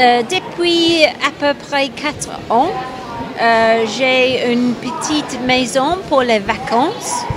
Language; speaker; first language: French; non-native, learner; English